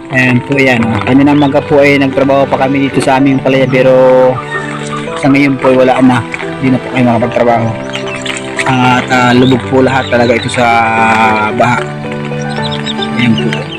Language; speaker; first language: Filipino; non-native, local second language; Bikol